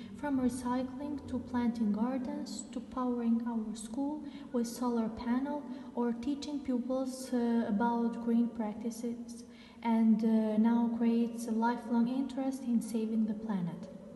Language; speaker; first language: English; non-native, fluent; Albanian